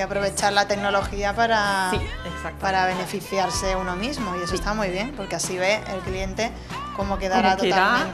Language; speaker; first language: Spanish; native; Spanish